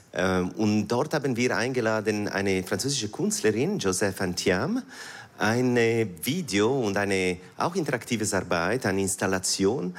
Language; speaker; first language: German; non-native, fluent; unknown